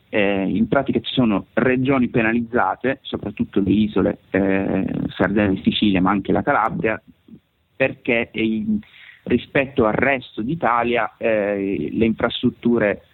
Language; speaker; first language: Italian; native; Italian